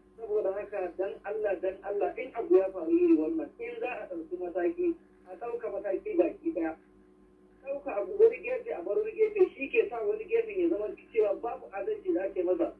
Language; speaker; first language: Hausa; non-native, local second language; Fula